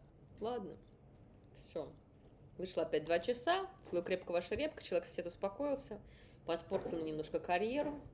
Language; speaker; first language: Russian; native; Russian